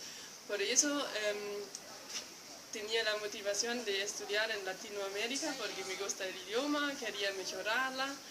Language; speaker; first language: Spanish; non-native, fluent; German